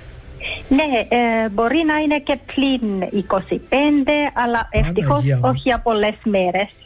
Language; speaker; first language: Greek; early bilingual, heritage; Greek